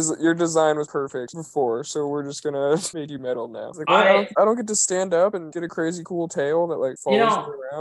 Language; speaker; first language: English; native; English